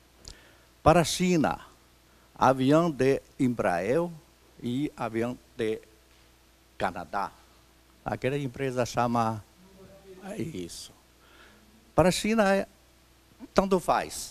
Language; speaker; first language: Portuguese; non-native, fluent; Chinese